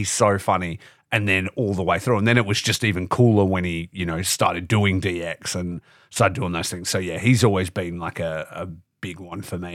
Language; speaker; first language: English; native; English